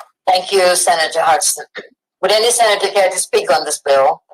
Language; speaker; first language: English; native; English